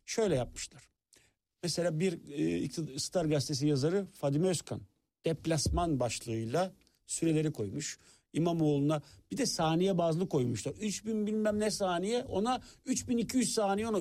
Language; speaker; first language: Turkish; native; Turkish